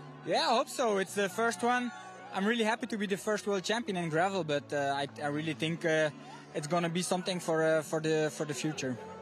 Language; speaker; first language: English; non-native, fluent; Dutch